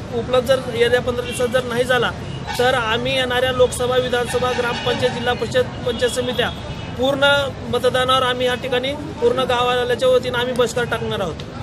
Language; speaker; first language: Marathi; non-native, local second language; Lambadi